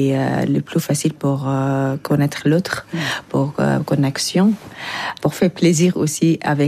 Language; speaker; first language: French; non-native, learner; Arabic